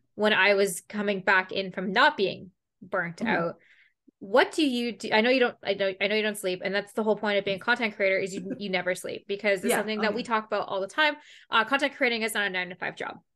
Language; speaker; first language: English; native; English